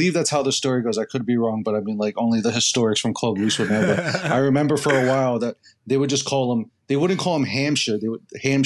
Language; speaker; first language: English; native; English